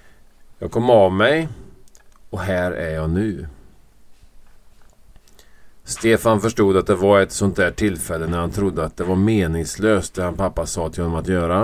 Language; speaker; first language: Swedish; native; Swedish